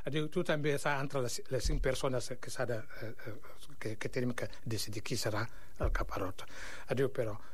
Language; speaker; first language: Catalan; non-native, fluent; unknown